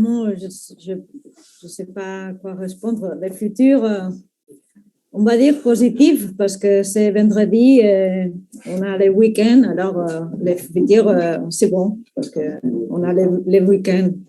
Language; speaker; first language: French; non-native, fluent; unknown